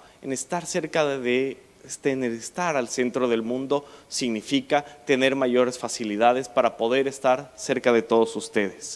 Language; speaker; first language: Spanish; native; Spanish